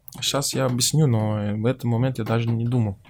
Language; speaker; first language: Russian; non-native, learner; Portuguese